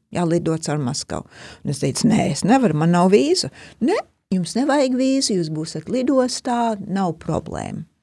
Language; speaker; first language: Latvian; early bilingual, heritage; Latvian